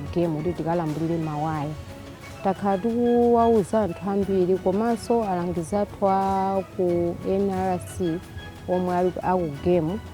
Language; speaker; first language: Nyanja; non-native, local second language; Tumbuka